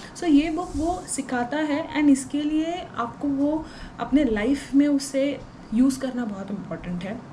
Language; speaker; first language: Hindi; non-native, local second language; Tulu